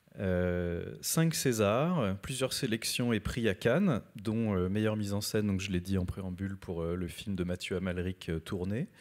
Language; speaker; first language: French; native; French